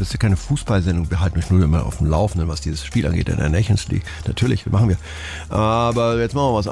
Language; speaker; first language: German; native; German